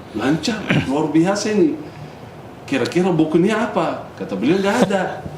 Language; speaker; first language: Indonesian; non-native, fluent; Arabic